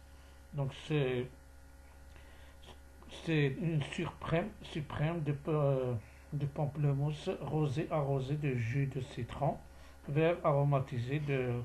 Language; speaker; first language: French; non-native, local second language; Arabic